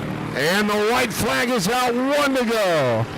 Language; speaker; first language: English; native; English